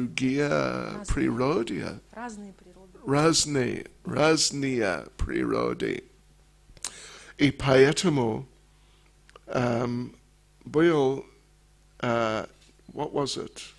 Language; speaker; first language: Russian; non-native, learner; English